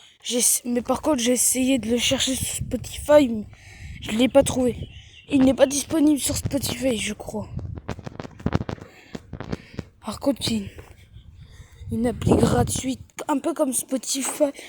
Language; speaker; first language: French; early bilingual, other home language; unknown